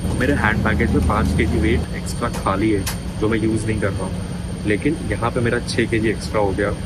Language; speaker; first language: Hindi; native; Hindi